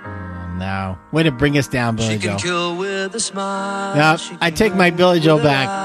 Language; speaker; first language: English; native; English